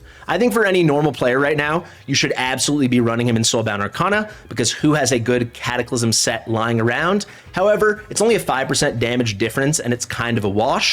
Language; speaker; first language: English; native; English